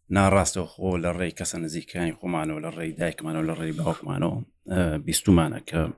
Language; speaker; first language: Central Kurdish; native; Central Kurdish